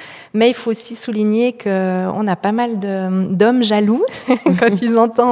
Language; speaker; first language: French; native; French